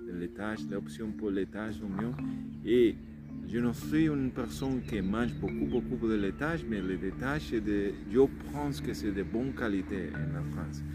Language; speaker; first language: French; non-native, learner; Spanish